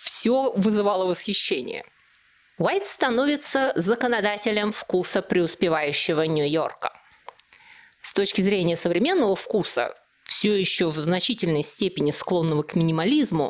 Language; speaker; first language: Russian; native; Russian